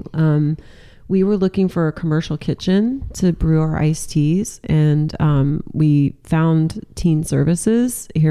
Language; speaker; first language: English; native; English